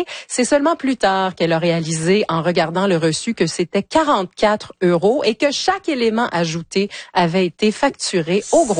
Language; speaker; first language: French; native; French